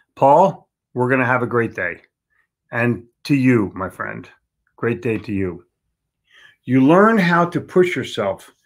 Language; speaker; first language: English; native; English